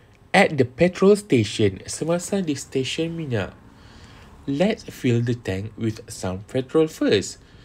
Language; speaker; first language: English; non-native, local second language; Malay